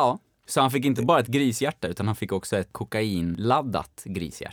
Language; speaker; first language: Swedish; native; Swedish